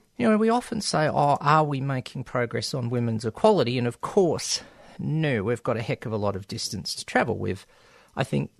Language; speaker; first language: English; native; English